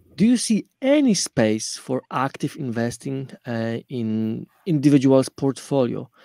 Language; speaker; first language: English; non-native, fluent; Polish